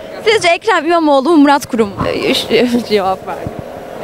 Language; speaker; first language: Turkish; native; Turkish